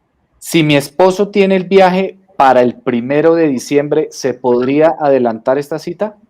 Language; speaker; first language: Spanish; native; Spanish